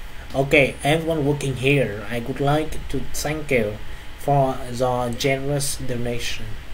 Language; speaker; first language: English; non-native, fluent; Vietnamese